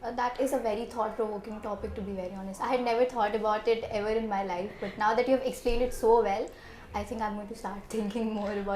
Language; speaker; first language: English; non-native, local second language; Hindi